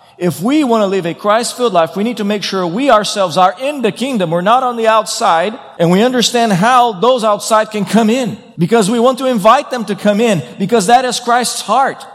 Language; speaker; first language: English; non-native, fluent; Portuguese